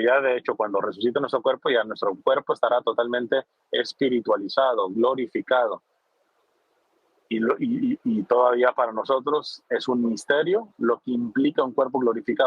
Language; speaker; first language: Spanish; native; Spanish